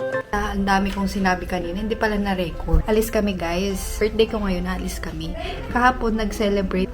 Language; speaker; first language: Filipino; native; Filipino